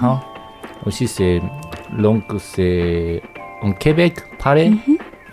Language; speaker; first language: French; non-native, learner; Japanese